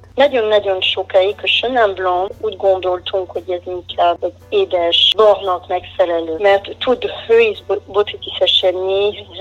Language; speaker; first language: Hungarian; non-native, fluent; French